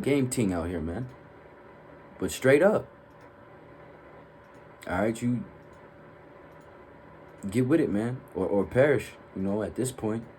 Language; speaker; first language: English; native; English